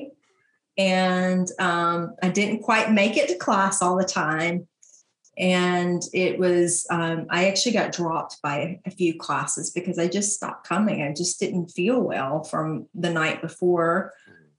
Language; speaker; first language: English; native; English